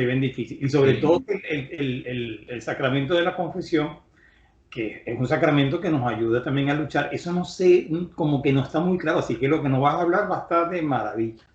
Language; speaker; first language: Spanish; native; Spanish